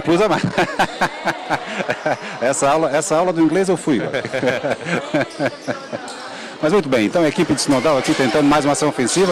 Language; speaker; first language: Portuguese; native; Portuguese